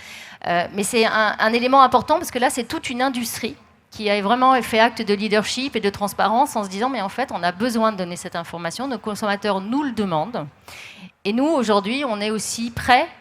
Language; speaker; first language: French; native; French